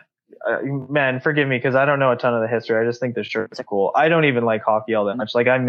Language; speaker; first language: English; native; English